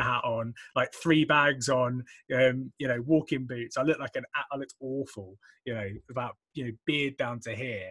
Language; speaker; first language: English; native; English